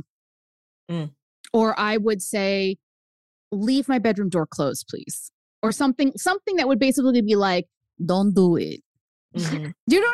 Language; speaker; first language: English; early bilingual, other home language; Spanish